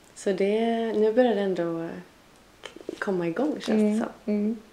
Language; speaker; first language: Swedish; native; Swedish